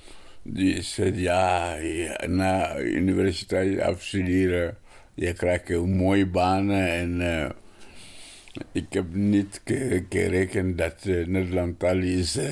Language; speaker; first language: Dutch; non-native, learner; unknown